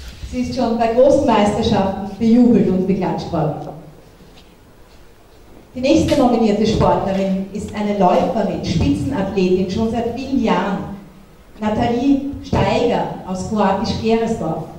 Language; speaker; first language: German; native; German